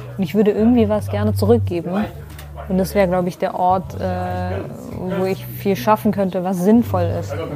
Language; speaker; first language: German; early bilingual, other home language; Kurdish